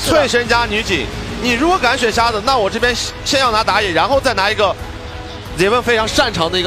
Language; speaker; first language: Chinese; native; Chinese